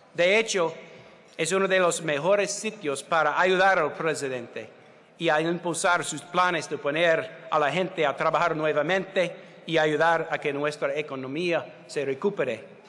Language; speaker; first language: Spanish; non-native, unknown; English